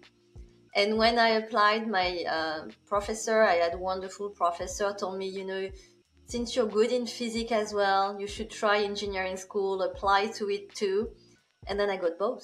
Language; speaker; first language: English; non-native, fluent; French